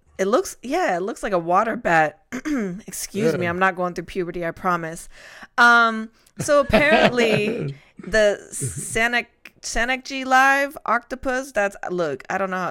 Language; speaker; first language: English; early bilingual, other home language; Spanish